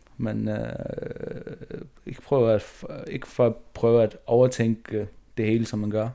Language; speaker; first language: Danish; non-native, local second language; Faroese